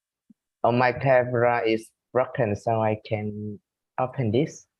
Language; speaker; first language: English; non-native, learner; Vietnamese